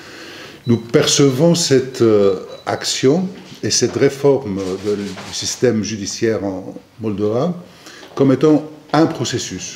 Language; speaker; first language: French; non-native, fluent; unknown